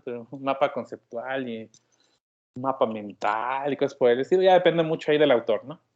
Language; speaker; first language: Spanish; native; Spanish